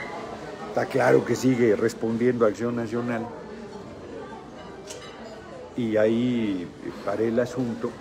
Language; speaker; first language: Spanish; native; Spanish